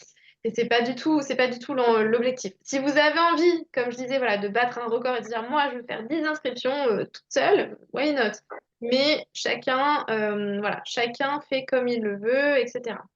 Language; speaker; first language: French; native; French